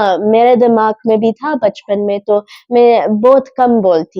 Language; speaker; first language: Hindi; early bilingual, heritage; English